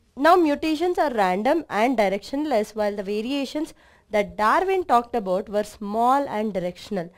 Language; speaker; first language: English; non-native, local second language; Kannada